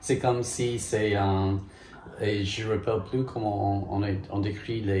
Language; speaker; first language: French; non-native, fluent; English